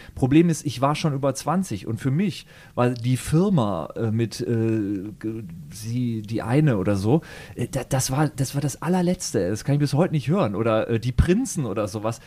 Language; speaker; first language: German; native; German